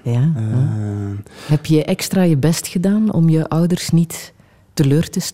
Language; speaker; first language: Dutch; native; Dutch